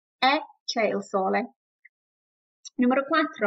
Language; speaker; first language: Italian; non-native, fluent; English